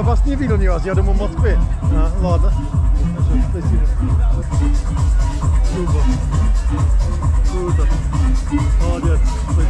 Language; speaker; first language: Russian; non-native, learner; English